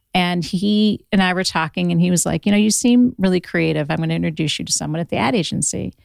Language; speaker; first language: English; native; English